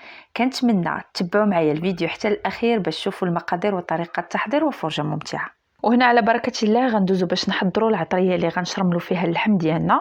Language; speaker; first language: Arabic; native; Arabic